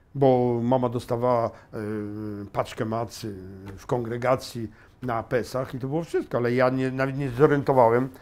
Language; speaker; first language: Polish; native; Polish